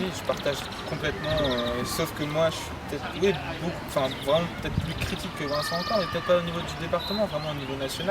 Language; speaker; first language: French; native; French